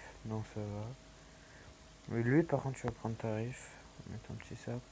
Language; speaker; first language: French; native; French